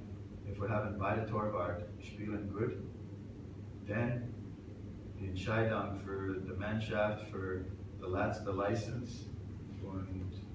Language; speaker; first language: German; non-native, learner; English